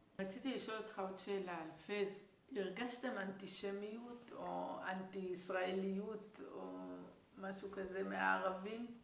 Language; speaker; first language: Hebrew; native; Hebrew